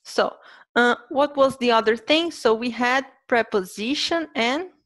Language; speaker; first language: English; non-native, fluent; Portuguese